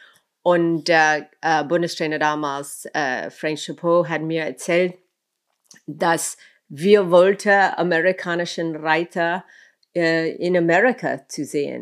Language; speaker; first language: German; non-native, fluent; English